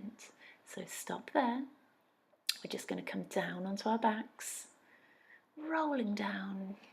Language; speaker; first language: English; native; English